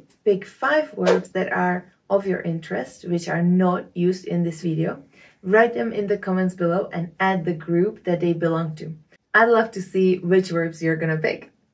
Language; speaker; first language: English; non-native, fluent; Czech